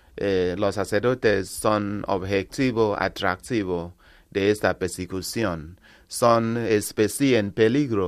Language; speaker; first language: Spanish; non-native, learner; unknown